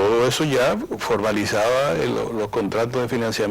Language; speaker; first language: Spanish; native; Spanish